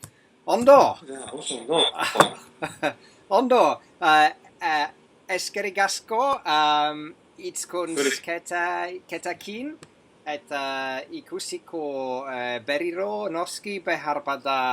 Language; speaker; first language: Basque; non-native, learner; English